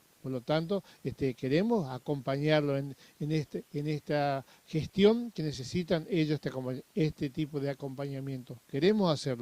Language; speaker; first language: Spanish; native; Spanish